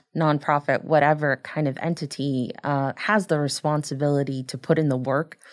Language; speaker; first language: English; early bilingual, other home language; Spanish